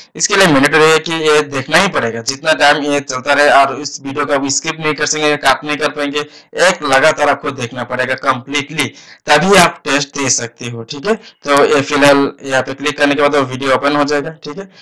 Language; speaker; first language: Hindi; non-native, local second language; Assamese